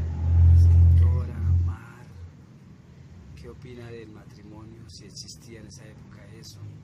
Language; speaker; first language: Spanish; native; Spanish